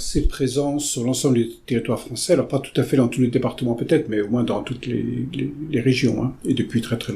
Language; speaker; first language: French; native; French